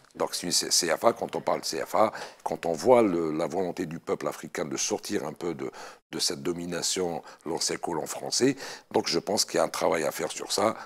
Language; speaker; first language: French; non-native, local second language; Arabic